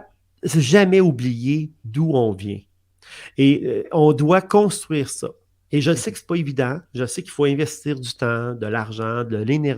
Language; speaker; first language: French; native; French